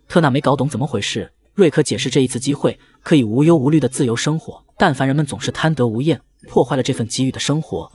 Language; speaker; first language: Chinese; native; Chinese